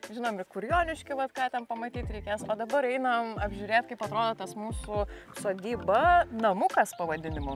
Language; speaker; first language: Lithuanian; native; Lithuanian